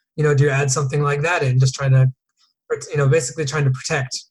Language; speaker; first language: English; native; English